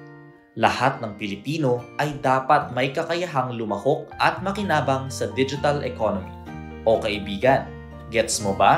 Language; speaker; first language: Filipino; native; Filipino